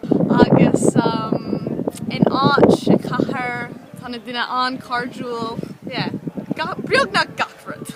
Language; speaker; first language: Irish; non-native, learner; English